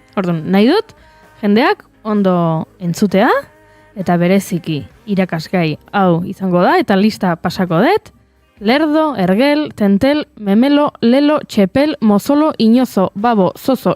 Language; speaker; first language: Basque; native; Basque